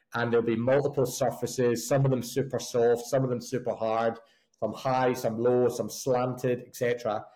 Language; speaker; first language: English; native; English